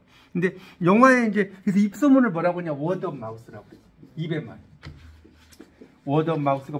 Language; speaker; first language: Korean; native; Korean